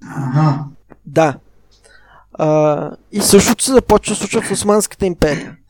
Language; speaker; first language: Bulgarian; native; Bulgarian